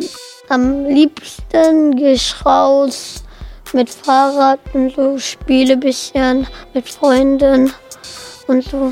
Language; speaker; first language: German; early bilingual, other home language; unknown